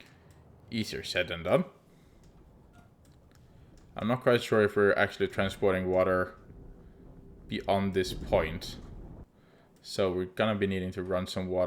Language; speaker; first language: English; non-native, fluent; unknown